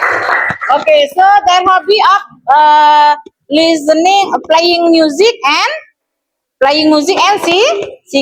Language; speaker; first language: English; non-native, learner; Indonesian